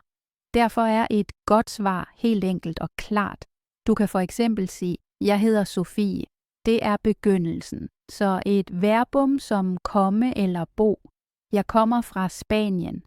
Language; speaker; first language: Danish; native; Danish